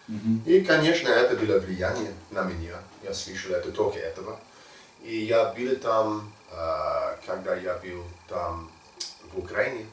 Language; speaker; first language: Russian; non-native, learner; English